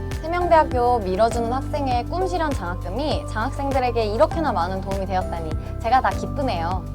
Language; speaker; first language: Korean; native; Korean